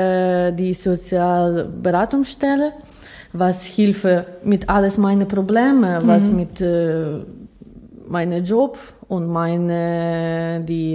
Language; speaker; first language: German; non-native, learner; Ukrainian